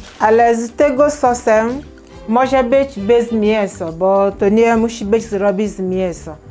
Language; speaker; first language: Polish; non-native, learner; Igbo